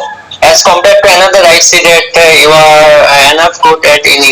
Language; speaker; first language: English; non-native, learner; Bangla